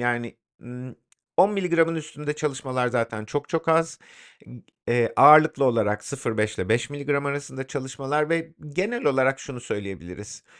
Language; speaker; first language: Turkish; native; Turkish